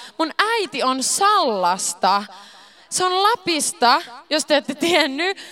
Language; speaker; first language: Finnish; early bilingual, heritage; Finnish